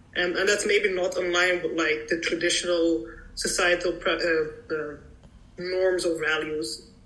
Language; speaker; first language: English; early bilingual, heritage; English